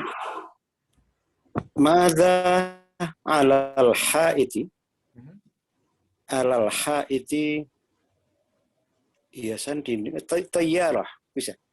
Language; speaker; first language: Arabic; non-native, learner; Indonesian